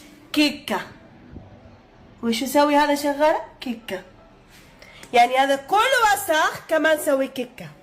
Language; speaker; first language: Arabic; non-native, learner; Amharic